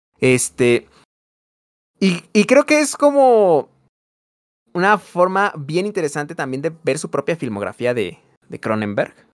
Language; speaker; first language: Spanish; native; Spanish